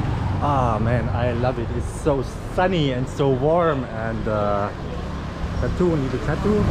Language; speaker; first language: English; non-native, fluent; German